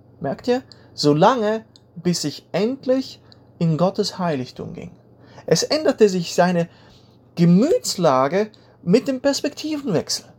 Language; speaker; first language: German; native; German